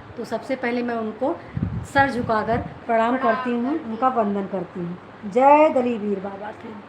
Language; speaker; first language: Hindi; native; Hindi